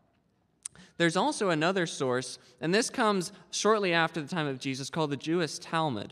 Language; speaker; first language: English; native; English